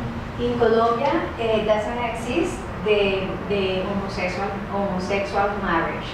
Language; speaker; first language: English; non-native, learner; Spanish